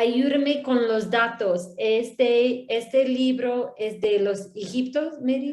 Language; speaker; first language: Spanish; non-native, learner; English